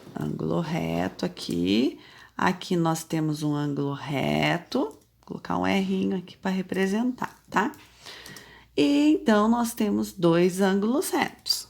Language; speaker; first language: Portuguese; native; Portuguese